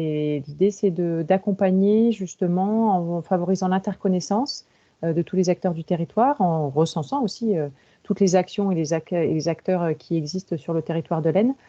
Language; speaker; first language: French; native; French